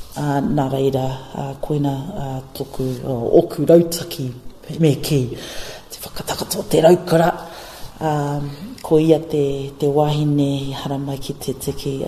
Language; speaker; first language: Māori; non-native, local second language; English